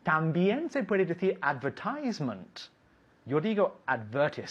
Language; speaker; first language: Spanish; non-native, learner; English